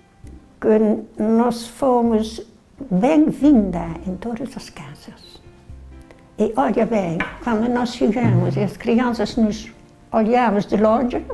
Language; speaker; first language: Portuguese; non-native, learner; Dutch